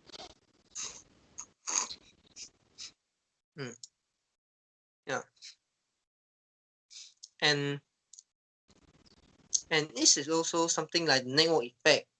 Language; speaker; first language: English; non-native, local second language; Chinese